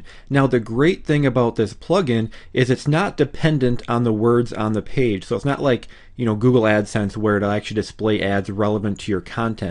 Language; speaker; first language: English; native; English